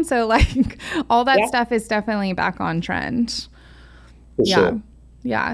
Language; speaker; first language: English; native; English